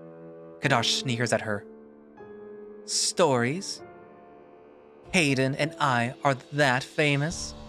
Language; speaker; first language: English; native; English